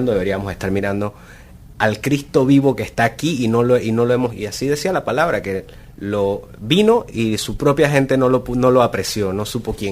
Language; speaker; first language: Spanish; native; Spanish